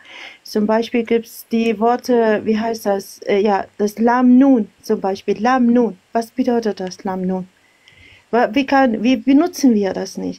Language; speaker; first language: German; non-native, learner; Arabic